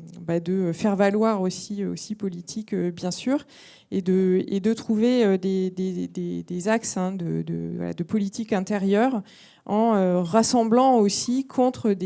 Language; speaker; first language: French; native; French